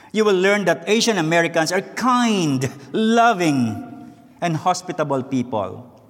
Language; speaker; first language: English; non-native, local second language; Filipino